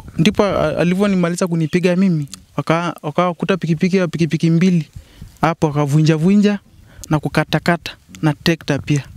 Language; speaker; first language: Swahili; non-native, local second language; Masai